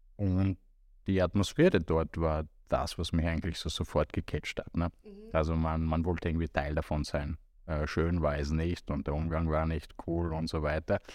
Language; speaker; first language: German; non-native, fluent; Romanian